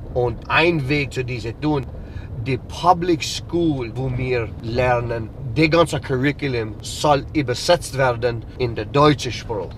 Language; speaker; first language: German; early bilingual, heritage; English